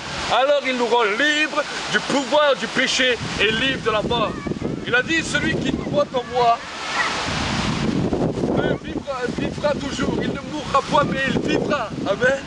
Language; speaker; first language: French; native; French